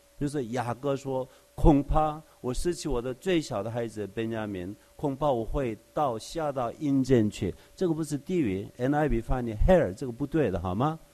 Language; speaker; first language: Chinese; non-native, fluent; Korean